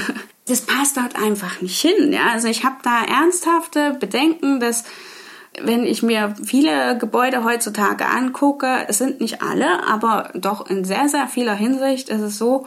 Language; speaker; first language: German; native; German